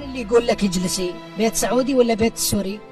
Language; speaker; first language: Arabic; native; Arabic